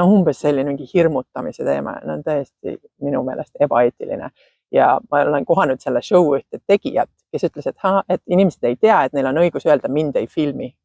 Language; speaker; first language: Estonian; native; Estonian